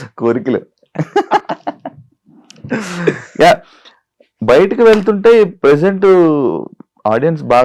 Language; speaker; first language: Telugu; native; Telugu